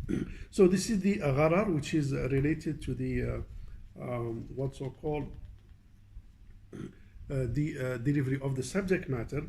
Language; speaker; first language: English; non-native, fluent; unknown